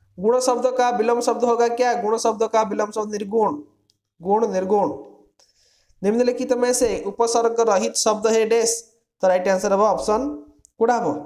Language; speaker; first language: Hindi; non-native, local second language; Odia